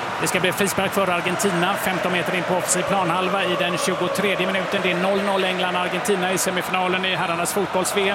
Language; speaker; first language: Swedish; native; Swedish